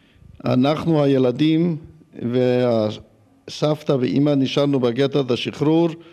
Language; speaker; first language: Hebrew; early bilingual, other home language; Hungarian